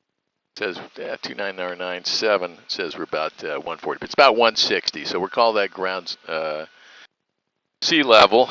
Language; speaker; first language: English; native; English